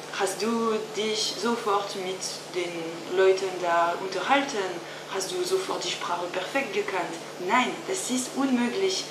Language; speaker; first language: German; non-native, fluent; French